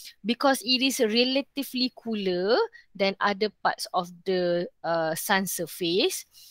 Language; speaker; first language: English; non-native, local second language; Malay